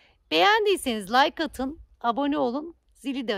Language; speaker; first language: Turkish; native; Turkish